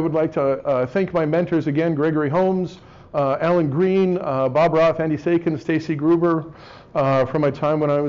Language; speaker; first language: English; native; English